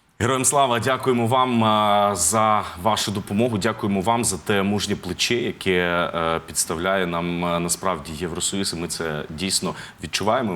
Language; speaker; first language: Ukrainian; native; Ukrainian